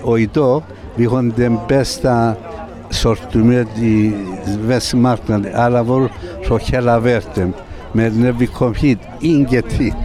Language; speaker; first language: Swedish; non-native, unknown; Greek